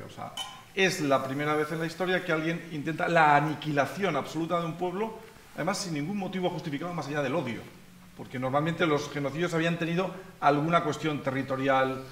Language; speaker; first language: Spanish; native; Spanish